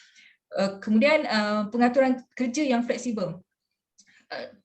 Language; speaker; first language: Malay; native; Malay